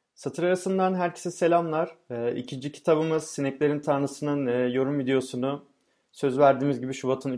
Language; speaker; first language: Turkish; native; Turkish